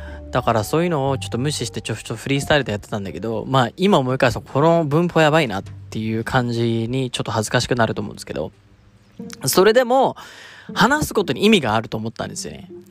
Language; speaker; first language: Japanese; early bilingual, other home language; Filipino